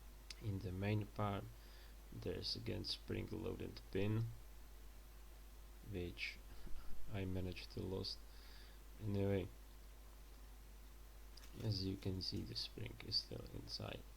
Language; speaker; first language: English; non-native, fluent; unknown